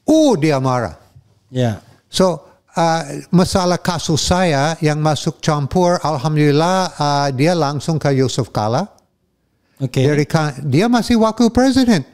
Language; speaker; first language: Indonesian; non-native, fluent; English